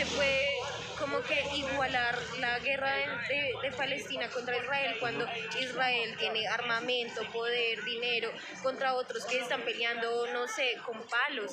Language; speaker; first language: Spanish; native; Spanish